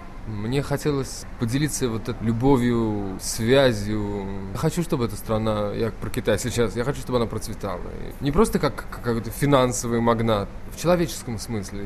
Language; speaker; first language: Russian; native; Russian